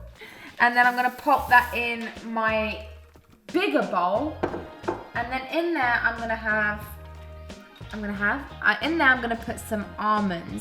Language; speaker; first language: English; native; English